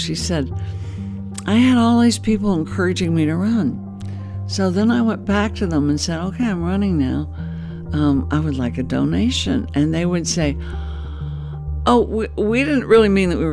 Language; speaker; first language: English; native; English